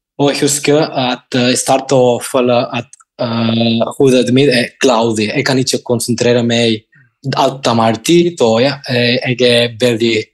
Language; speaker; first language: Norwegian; non-native, fluent; Spanish